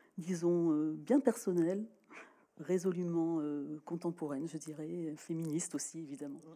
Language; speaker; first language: French; native; French